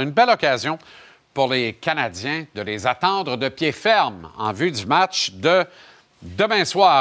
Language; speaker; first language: French; native; French